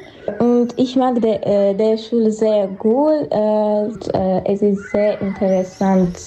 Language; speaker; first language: German; non-native, learner; Armenian